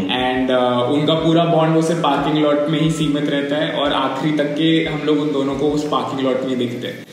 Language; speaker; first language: Hindi; non-native, local second language; Marathi